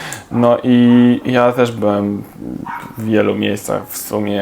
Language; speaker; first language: Polish; non-native, fluent; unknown